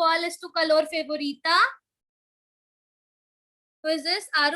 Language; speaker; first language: Spanish; non-native, learner; Hindi